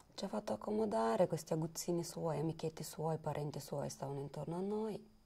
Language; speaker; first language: Italian; non-native, fluent; Romanian